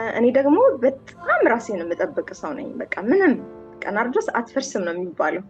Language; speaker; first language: Amharic; native; Amharic